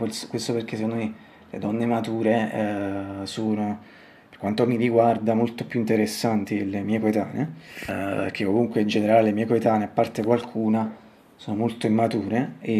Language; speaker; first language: Italian; native; Italian